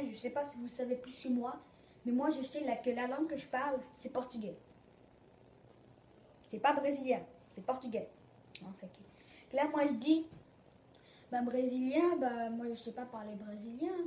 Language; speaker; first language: French; early bilingual, other home language; Portuguese